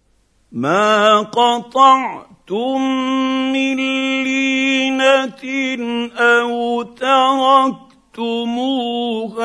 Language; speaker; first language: Arabic; native; Arabic